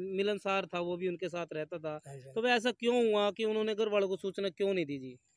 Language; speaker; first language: Hindi; native; Hindi